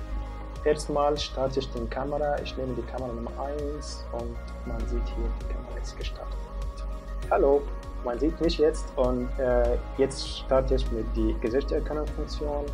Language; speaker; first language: German; non-native, fluent; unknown